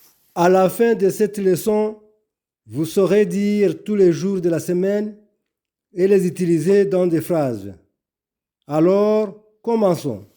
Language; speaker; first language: French; non-native, local second language; Kinyarwanda